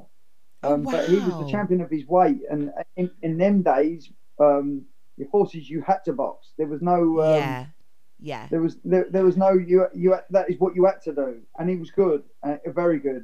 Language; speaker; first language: English; native; English